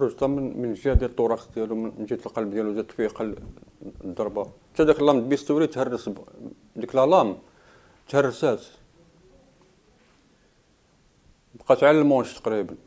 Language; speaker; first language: Arabic; native; Arabic